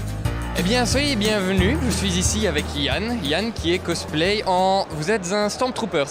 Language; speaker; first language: French; native; French